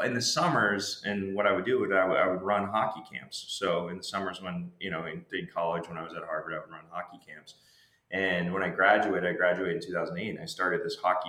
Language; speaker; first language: English; native; English